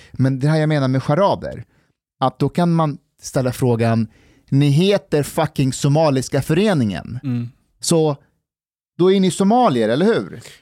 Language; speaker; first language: Swedish; early bilingual, other home language; Persian